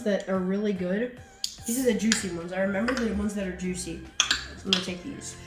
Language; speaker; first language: English; native; English